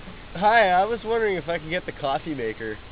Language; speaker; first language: English; native; English